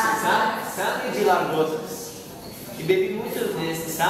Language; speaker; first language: Portuguese; non-native, learner; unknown